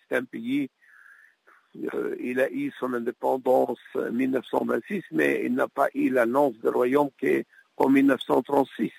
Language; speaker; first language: French; non-native, local second language; Arabic